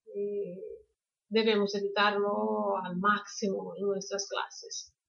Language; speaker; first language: Spanish; non-native, fluent; Portuguese